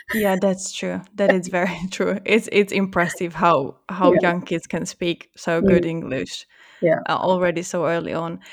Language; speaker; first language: English; non-native, fluent; Czech